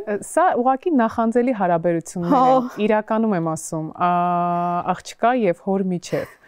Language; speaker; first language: Armenian; native; Armenian